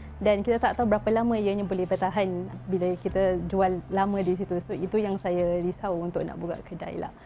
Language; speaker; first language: Malay; native; Malay